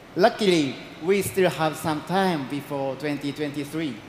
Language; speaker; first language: English; non-native, learner; Japanese